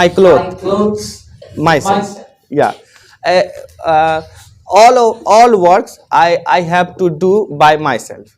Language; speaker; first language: English; non-native, learner; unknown